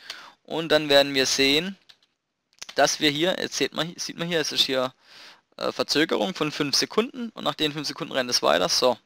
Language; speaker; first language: German; native; German